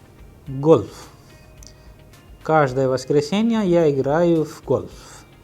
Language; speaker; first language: Russian; non-native, fluent; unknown